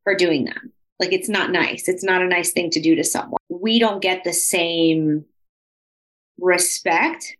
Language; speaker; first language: English; early bilingual, other home language; Spanish